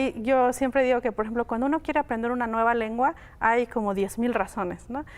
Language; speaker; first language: Spanish; non-native, local second language; Mixtepec Mixtec